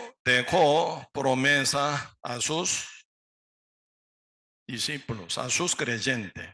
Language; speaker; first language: Spanish; non-native, learner; Korean